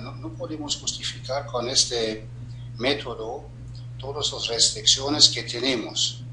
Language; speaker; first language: Spanish; non-native, fluent; German